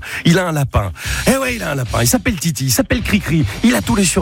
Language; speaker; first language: French; native; French